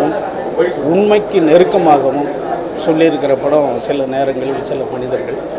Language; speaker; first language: Tamil; native; Tamil